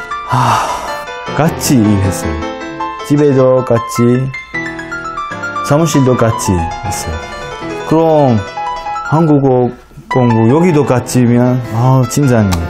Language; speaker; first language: Korean; non-native, learner; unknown